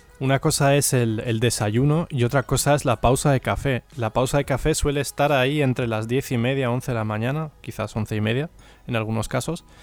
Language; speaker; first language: Spanish; native; Spanish